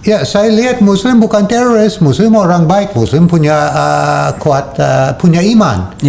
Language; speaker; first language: Indonesian; non-native, learner; English